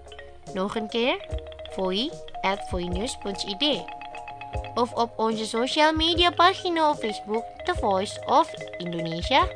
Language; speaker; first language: Dutch; non-native, learner; Indonesian